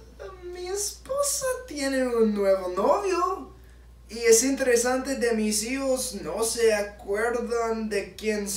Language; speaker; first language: Spanish; non-native, learner; English